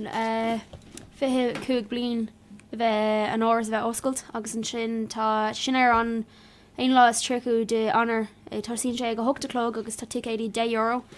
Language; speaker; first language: Irish; non-native, local second language; English